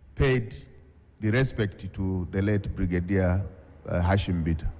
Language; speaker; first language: English; non-native, local second language; Swahili